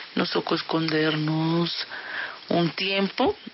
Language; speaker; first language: Spanish; early bilingual, other home language; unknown